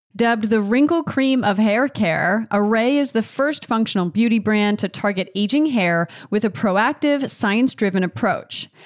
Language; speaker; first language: English; native; English